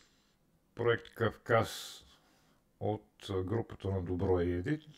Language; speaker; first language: Bulgarian; native; Bulgarian